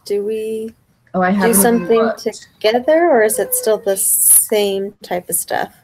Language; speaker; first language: English; native; English